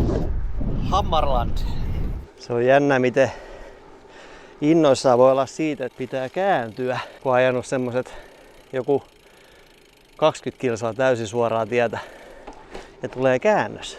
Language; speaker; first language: Finnish; native; Finnish